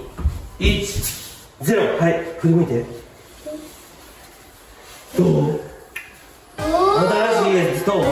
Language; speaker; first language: Japanese; native; Japanese